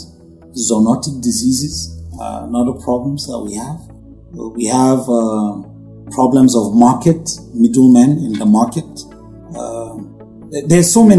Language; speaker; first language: English; non-native, local second language; Hausa